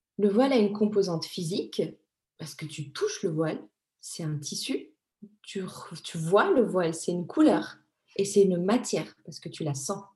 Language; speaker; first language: French; early bilingual, other home language; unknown